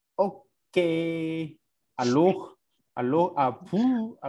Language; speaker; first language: French; non-native, learner; English